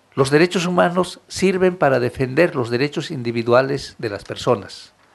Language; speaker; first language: Spanish; non-native, local second language; Aymara